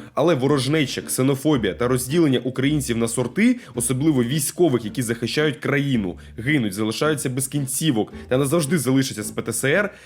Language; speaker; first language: Ukrainian; non-native, local second language; Russian